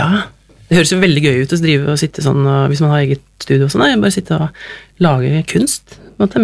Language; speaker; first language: Norwegian; native; Norwegian